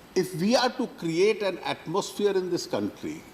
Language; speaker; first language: English; non-native, local second language; Hindi